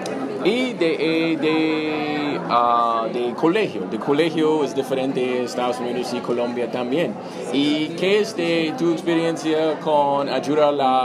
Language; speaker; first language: Spanish; non-native, learner; English